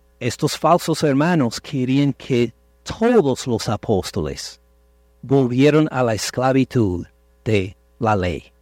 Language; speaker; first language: Spanish; non-native, fluent; English